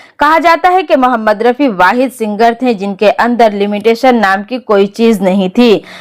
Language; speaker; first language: Hindi; native; Hindi